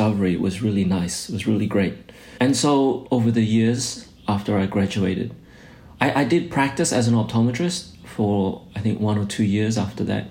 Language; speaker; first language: English; native; English